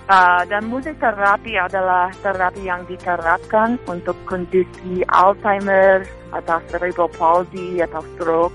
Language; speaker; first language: Indonesian; non-native, fluent; English